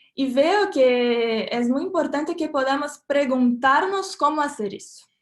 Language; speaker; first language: Spanish; non-native, fluent; Portuguese